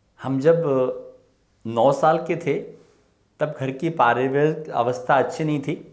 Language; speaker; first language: Hindi; early bilingual, other home language; Nepali